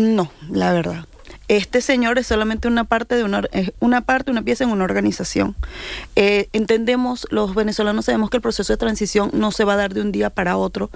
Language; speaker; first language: Spanish; native; Spanish